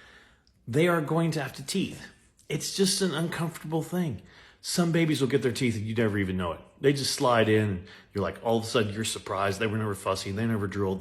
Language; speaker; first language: English; native; English